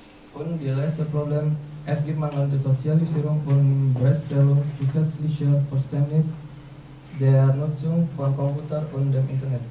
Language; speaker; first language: German; non-native, learner; Indonesian